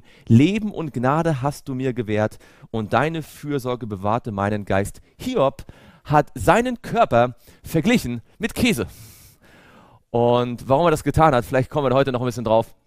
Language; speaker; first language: German; native; German